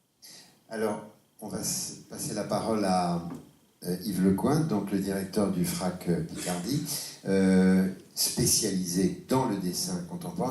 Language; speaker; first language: French; native; French